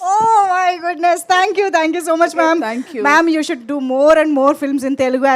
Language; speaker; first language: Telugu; native; Telugu